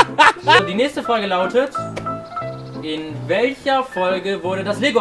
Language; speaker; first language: German; native; German